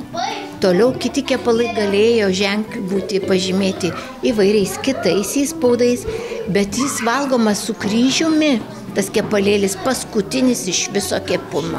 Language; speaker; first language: Lithuanian; native; Lithuanian